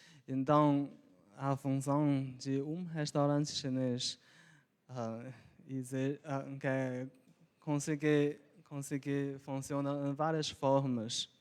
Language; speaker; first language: Portuguese; non-native, local second language; Chinese